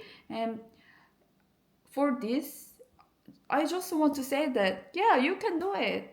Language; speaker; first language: English; non-native, learner; Korean